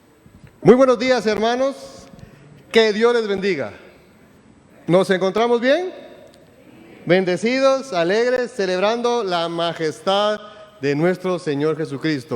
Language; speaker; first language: Spanish; native; Spanish